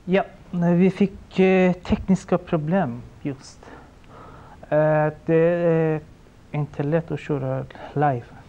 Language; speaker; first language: Swedish; non-native, fluent; Persian